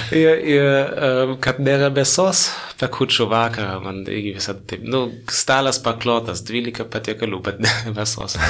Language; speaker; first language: Lithuanian; non-native, fluent; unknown